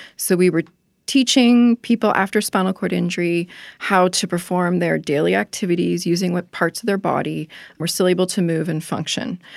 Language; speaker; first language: English; native; English